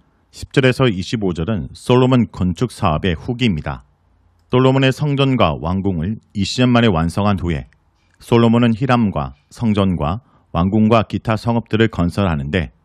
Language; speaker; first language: Korean; native; Korean